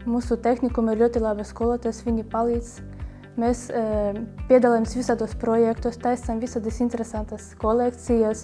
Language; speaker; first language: Latvian; non-native, local second language; Russian